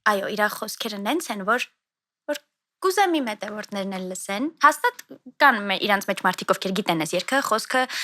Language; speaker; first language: Armenian; native; Armenian